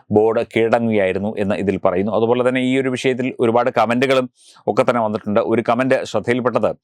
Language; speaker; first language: Malayalam; native; Malayalam